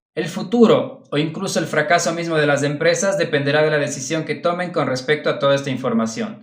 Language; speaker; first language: Spanish; native; Spanish